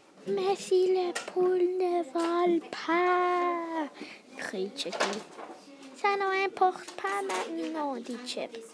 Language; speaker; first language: French; non-native, learner; English